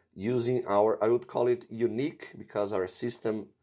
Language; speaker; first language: English; non-native, fluent; Portuguese